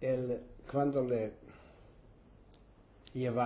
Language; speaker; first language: Spanish; early bilingual, heritage; Ladino